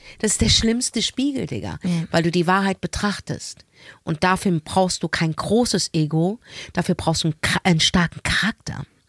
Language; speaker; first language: German; early bilingual, other home language; Arabic